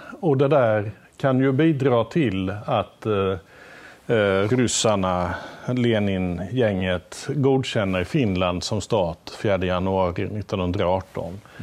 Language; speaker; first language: Swedish; native; Swedish